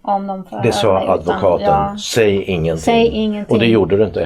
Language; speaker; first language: Swedish; native; Swedish